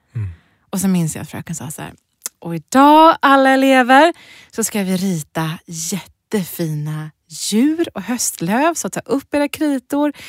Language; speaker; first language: Swedish; early bilingual, other home language; Persian